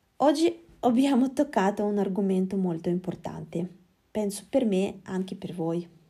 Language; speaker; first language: Italian; non-native, fluent; Russian